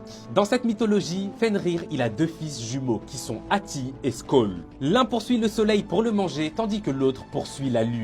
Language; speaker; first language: French; native; French